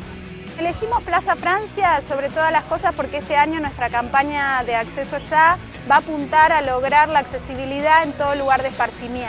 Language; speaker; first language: Spanish; native; Spanish